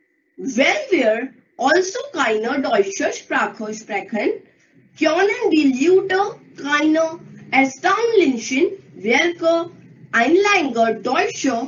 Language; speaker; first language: German; non-native, learner; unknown